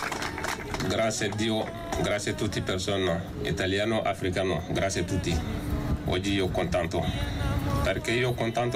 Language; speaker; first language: Italian; non-native, learner; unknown